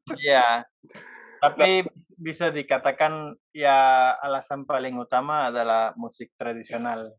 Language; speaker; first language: Indonesian; non-native, fluent; Spanish